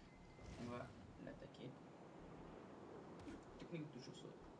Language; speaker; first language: French; native; French